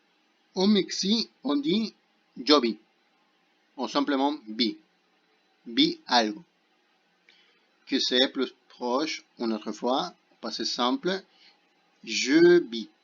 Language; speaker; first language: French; non-native, fluent; Spanish